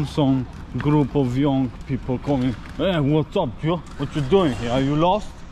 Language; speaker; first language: English; non-native, learner; Polish